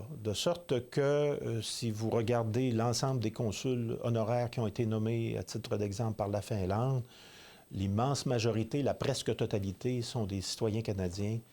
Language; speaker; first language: French; native; French